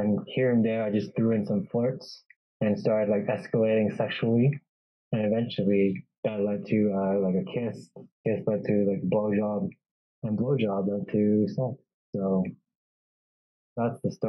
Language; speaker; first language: English; native; English